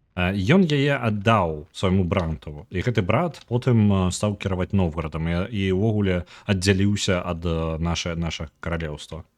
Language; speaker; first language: Belarusian; non-native, local second language; Russian